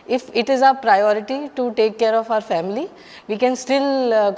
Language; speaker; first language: English; non-native, local second language; Hindi